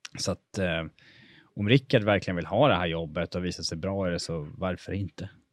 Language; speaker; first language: Swedish; native; Swedish